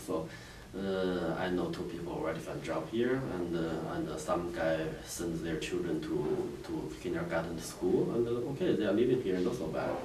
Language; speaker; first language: English; non-native, learner; Chinese